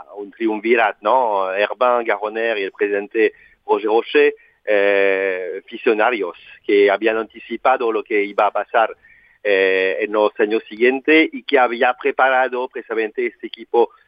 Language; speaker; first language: Spanish; non-native, fluent; French